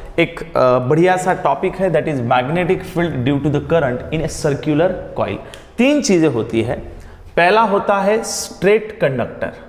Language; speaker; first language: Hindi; non-native, local second language; Marathi